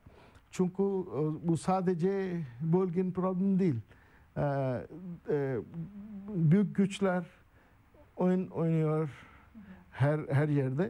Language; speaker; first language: Turkish; non-native, learner; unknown